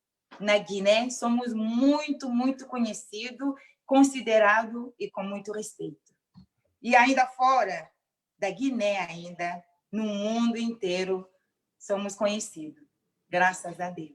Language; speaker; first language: Portuguese; non-native, local second language; Mandingo